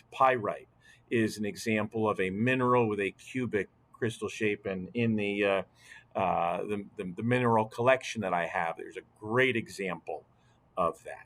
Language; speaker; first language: English; native; English